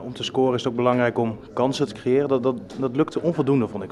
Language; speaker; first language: Dutch; native; Dutch